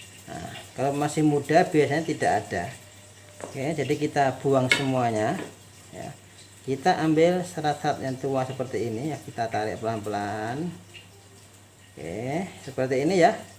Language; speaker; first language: Indonesian; native; Indonesian